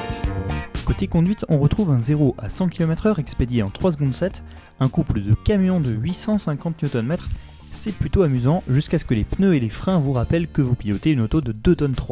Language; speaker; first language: French; native; French